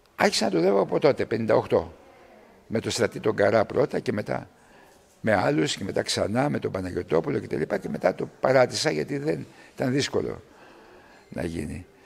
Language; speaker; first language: Greek; early bilingual, heritage; Greek